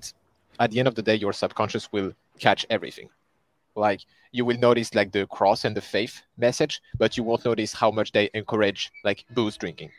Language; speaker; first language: English; non-native, fluent; French